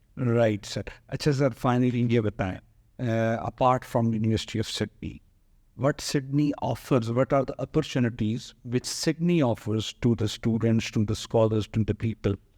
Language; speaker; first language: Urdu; native; Urdu